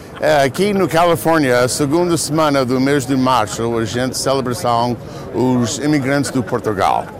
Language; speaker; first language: Portuguese; early bilingual, heritage; English